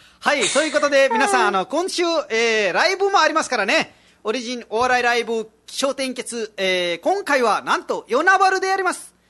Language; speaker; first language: Japanese; non-native, fluent; Nepali